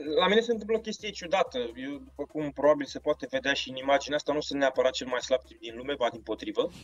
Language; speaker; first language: Romanian; native; Romanian